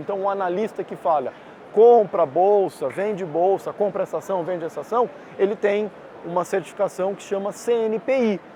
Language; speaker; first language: Portuguese; native; Portuguese